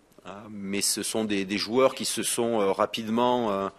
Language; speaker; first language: French; native; French